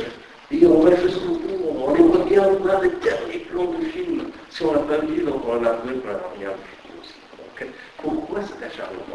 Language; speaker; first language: French; non-native, fluent; Persian